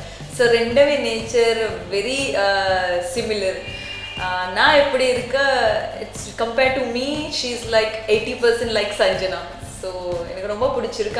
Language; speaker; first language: Tamil; non-native, learner; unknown